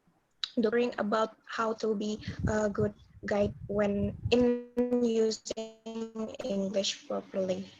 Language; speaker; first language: English; non-native, learner; Indonesian